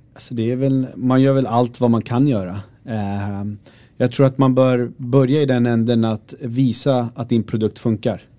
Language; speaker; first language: Swedish; early bilingual, other home language; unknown